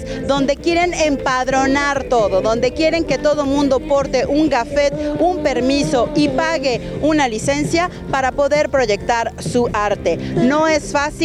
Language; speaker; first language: Spanish; native; Spanish